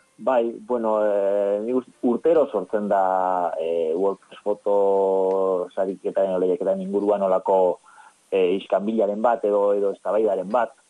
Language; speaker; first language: Basque; native; Basque